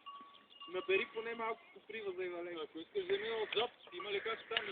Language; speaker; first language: Bulgarian; native; Bulgarian